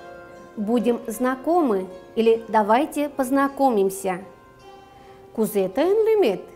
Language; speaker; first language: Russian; non-native, local second language; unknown